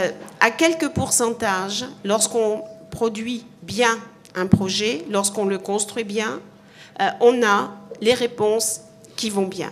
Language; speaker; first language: French; native; French